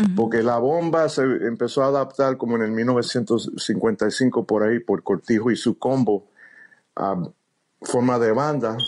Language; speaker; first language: Spanish; early bilingual, heritage; Spanish